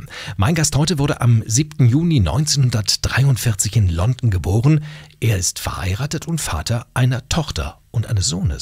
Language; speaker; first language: German; native; German